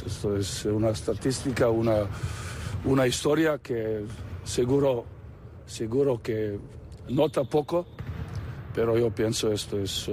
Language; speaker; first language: Spanish; non-native, fluent; Serbian